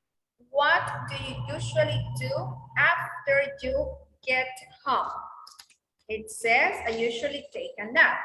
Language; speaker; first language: English; non-native, learner; Spanish